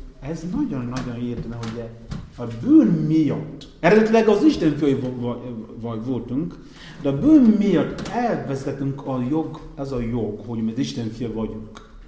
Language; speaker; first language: Hungarian; non-native, fluent; Igbo